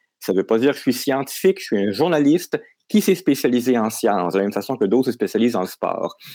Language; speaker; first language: French; native; French